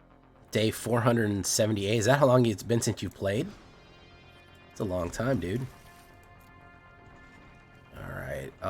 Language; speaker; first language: English; native; English